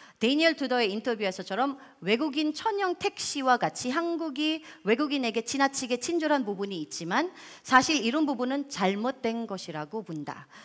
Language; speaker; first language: Korean; non-native, fluent; Filipino